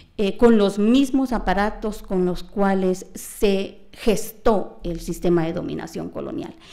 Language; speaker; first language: Spanish; non-native, local second language; Kaqchikel